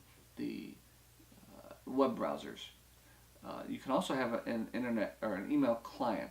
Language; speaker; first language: English; native; English